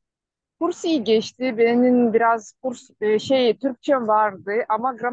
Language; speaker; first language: Turkish; non-native, learner; Kyrgyz